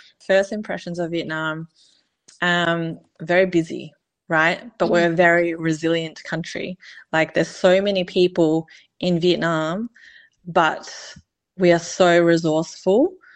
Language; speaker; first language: English; early bilingual, other home language; Vietnamese